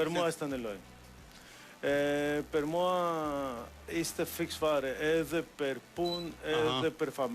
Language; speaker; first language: Albanian; non-native, learner; Greek